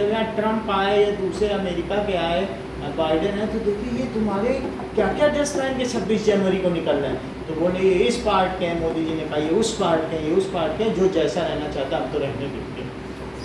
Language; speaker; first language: Hindi; native; Hindi